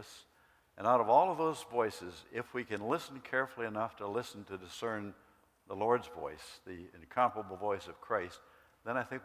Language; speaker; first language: English; native; English